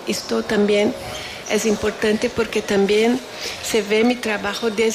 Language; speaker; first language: Spanish; non-native, fluent; Portuguese